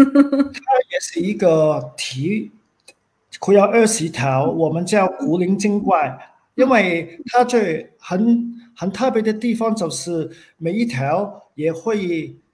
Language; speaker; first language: Chinese; non-native, fluent; Cantonese